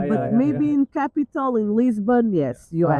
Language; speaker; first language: English; non-native, learner; Portuguese